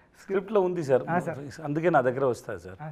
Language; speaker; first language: Telugu; non-native, local second language; Tamil